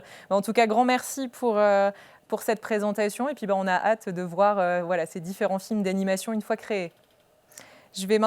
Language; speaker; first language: French; native; French